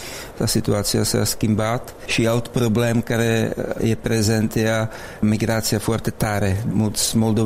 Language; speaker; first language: Romanian; non-native, learner; Czech